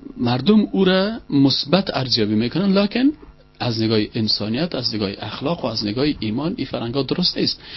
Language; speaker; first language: Persian; native; Persian